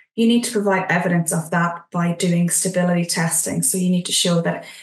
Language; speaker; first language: English; native; English